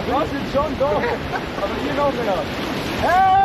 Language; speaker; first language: German; native; German